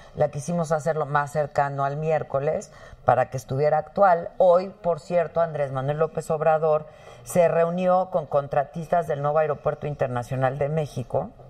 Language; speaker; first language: Spanish; native; Spanish